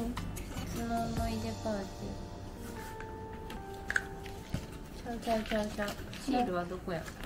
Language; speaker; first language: Japanese; native; Japanese